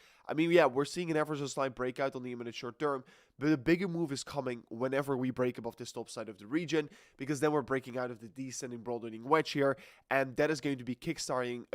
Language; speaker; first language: English; non-native, fluent; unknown